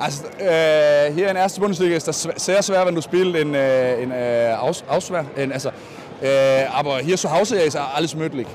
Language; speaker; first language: German; non-native, learner; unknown